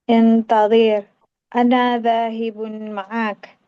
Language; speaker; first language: Arabic; non-native, learner; Indonesian